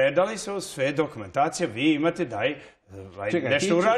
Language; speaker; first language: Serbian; early bilingual, heritage; English